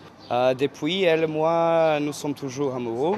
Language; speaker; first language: French; non-native, fluent; Serbian